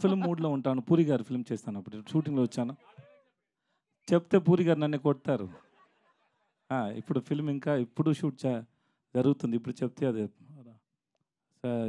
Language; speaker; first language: Telugu; non-native, learner; Tamil